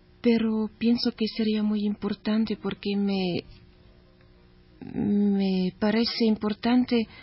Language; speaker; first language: Spanish; non-native, learner; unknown